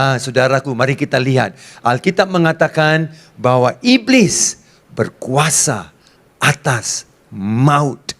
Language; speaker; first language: Malay; non-native, local second language; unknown